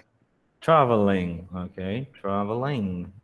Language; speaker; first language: English; non-native, learner; Vietnamese